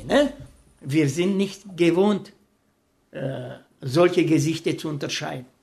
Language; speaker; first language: German; non-native, fluent; Romanian